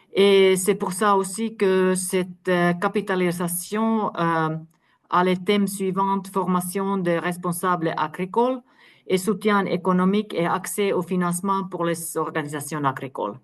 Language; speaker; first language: French; non-native, fluent; Finnish